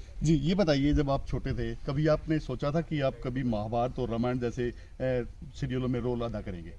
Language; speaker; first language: Hindi; native; Hindi